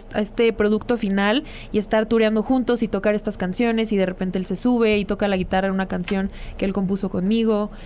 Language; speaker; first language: Spanish; native; Spanish